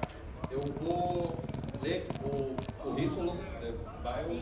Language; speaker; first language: Portuguese; native; Portuguese